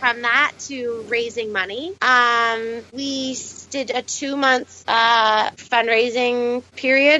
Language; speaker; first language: English; native; English